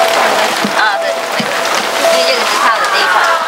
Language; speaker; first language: Chinese; non-native, fluent; Vietnamese